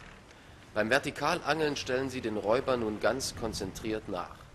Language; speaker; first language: German; native; German